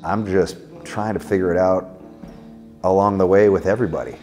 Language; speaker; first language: English; native; English